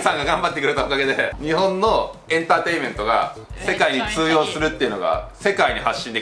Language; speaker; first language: Japanese; native; Japanese